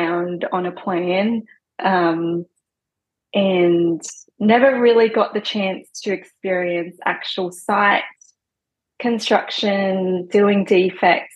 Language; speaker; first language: English; non-native, local second language; Cantonese